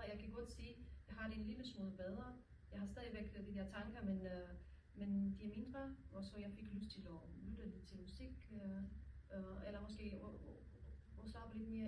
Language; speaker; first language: Danish; non-native, learner; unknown